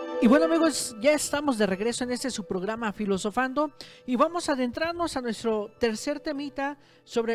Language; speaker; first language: Spanish; native; Spanish